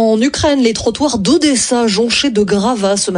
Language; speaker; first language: French; native; French